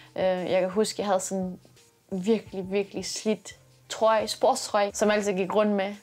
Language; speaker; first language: Danish; early bilingual, other home language; Persian